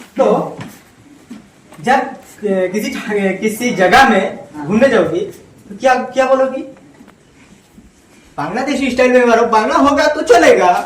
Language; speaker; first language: Hindi; non-native, local second language; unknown